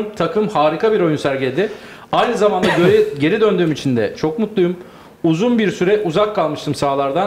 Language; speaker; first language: Turkish; native; Turkish